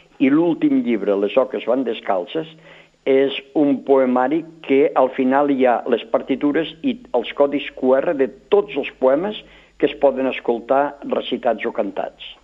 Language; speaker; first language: Catalan; native; Catalan